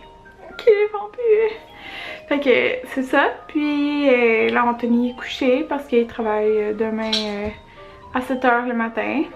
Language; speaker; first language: French; native; French